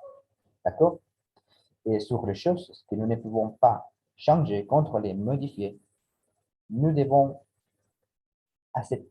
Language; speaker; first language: French; non-native, learner; Spanish